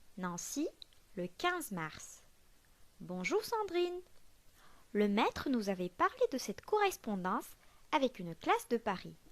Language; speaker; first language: French; non-native, local second language; Arabic